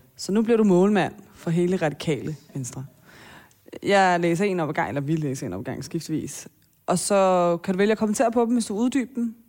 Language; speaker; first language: Danish; native; Danish